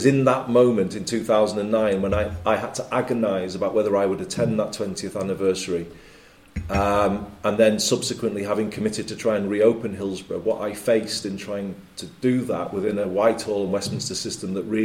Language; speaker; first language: English; native; English